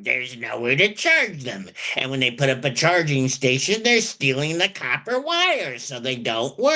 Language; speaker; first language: English; native; English